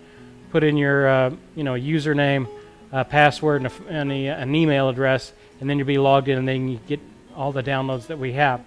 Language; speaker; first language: English; native; English